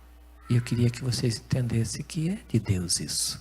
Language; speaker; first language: Portuguese; native; Portuguese